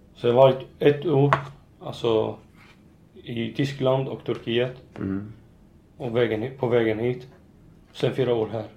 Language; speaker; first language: Swedish; non-native, fluent; Arabic